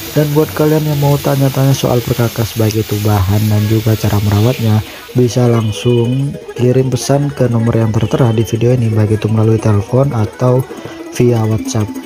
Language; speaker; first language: Indonesian; non-native, local second language; Madurese